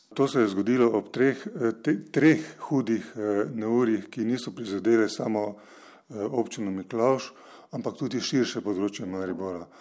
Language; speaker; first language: Slovenian; native; Slovenian